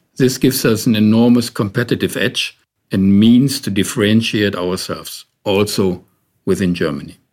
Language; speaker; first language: English; non-native, fluent; German